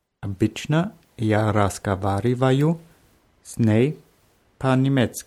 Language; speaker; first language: Russian; non-native, learner; German